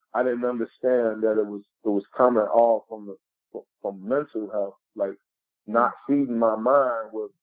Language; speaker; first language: English; native; English